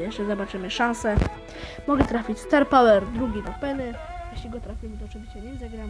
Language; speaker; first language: Polish; native; Polish